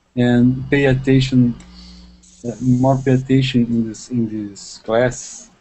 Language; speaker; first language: English; non-native, learner; Portuguese